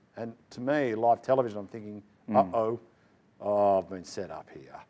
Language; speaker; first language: English; native; English